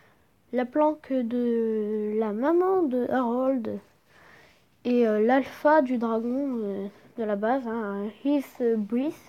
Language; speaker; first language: French; native; French